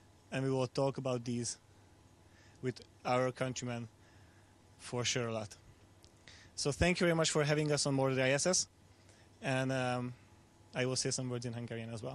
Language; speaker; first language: English; non-native, fluent; Hungarian